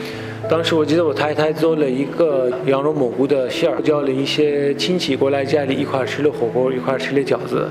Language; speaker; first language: Chinese; non-native, fluent; Persian